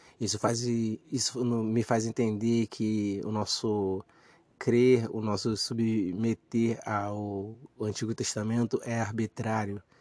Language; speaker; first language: Portuguese; native; Portuguese